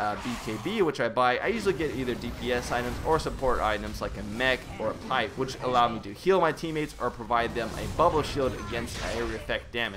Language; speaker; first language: English; native; English